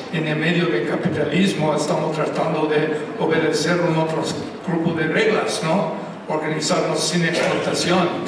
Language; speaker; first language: Spanish; non-native, fluent; English